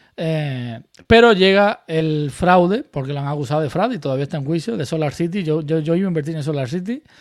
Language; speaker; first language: Spanish; native; Spanish